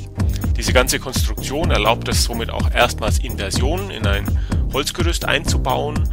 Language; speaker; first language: German; native; German